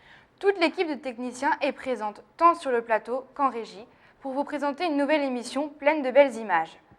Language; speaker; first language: French; native; French